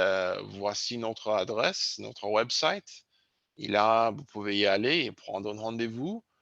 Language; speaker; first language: French; non-native, learner; English